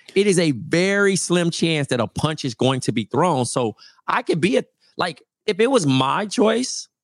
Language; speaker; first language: English; native; English